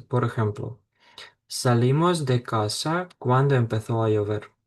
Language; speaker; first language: Spanish; non-native, fluent; Ukrainian